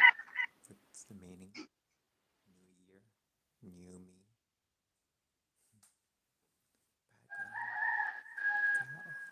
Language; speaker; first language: English; non-native, learner; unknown